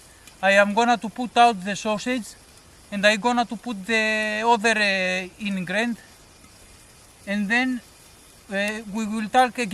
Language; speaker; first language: English; non-native, learner; Greek